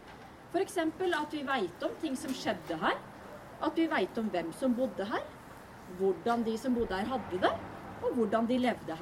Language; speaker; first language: Norwegian; native; Norwegian